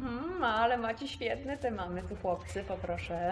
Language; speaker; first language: Polish; native; Polish